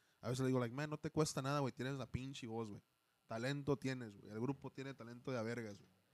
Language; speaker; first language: Spanish; early bilingual, heritage; Spanish